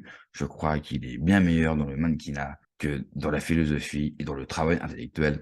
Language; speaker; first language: French; native; French